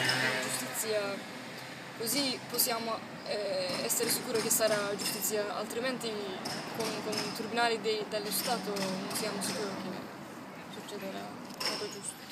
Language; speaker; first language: Italian; non-native, learner; Turkish